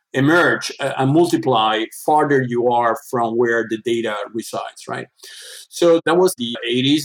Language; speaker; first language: English; non-native, fluent; Spanish